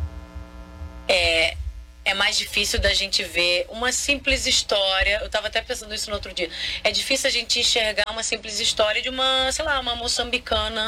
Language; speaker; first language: Portuguese; non-native, local second language; Kabuverdianu